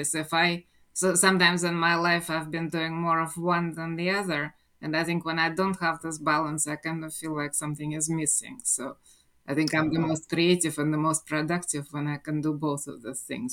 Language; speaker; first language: English; non-native, fluent; Russian